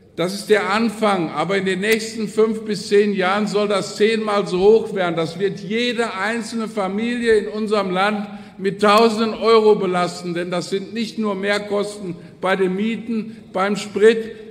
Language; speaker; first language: German; native; German